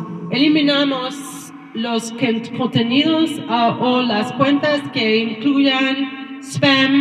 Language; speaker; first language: Spanish; non-native, learner; English